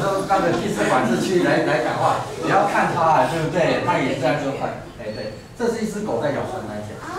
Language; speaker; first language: Chinese; native; Chinese